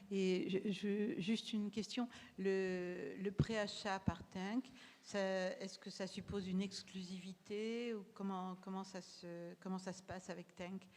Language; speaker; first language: French; native; French